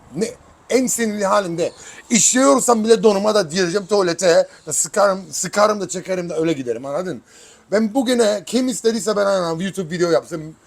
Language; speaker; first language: Turkish; early bilingual, heritage; Turkish